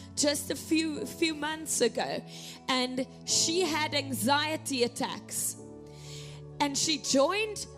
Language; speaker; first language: English; non-native, local second language; Afrikaans